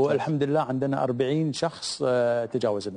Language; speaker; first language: Arabic; native; Arabic